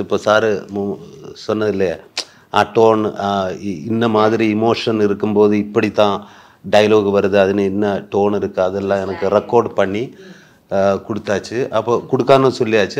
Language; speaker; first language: Tamil; non-native, learner; Malayalam